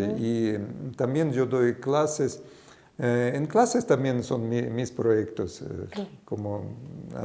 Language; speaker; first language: Spanish; non-native, fluent; Russian